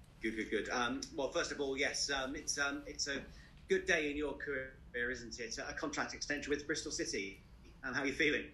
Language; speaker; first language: English; native; English